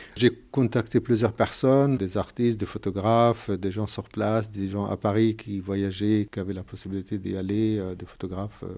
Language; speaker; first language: French; non-native, fluent; Arabic